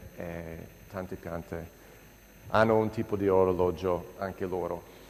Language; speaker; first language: Italian; non-native, fluent; English